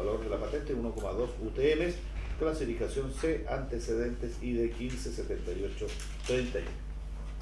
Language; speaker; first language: Spanish; native; Spanish